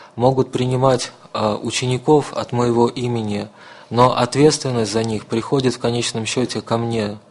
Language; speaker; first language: Russian; native; Russian